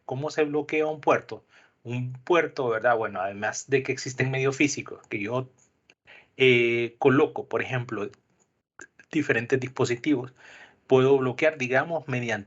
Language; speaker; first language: Spanish; native; Spanish